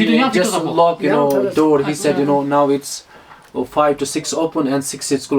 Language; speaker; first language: English; non-native, learner; Hindi